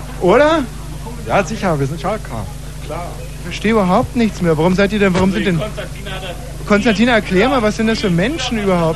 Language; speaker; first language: German; native; German